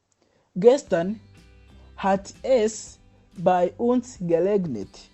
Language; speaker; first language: German; non-native, fluent; Kinyarwanda